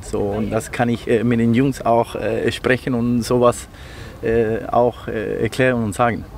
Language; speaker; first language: German; non-native, learner; Spanish